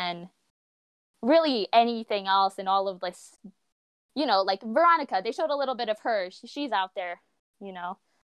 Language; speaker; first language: English; native; English